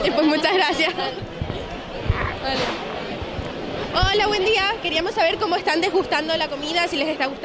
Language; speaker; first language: Spanish; native; Spanish